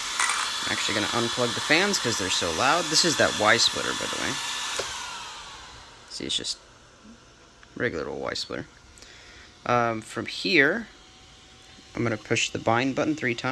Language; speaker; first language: English; native; English